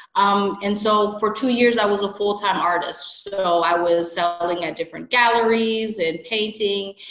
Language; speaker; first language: English; native; English